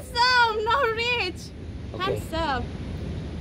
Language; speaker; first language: English; non-native, learner; Indonesian